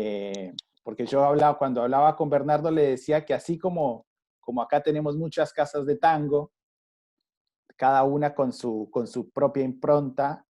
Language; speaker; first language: Spanish; native; Spanish